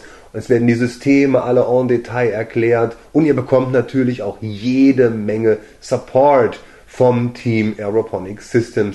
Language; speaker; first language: German; native; German